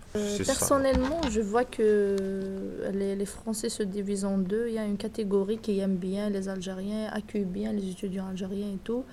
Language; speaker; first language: French; non-native, local second language; Kabyle